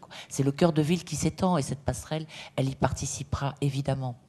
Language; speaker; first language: French; native; French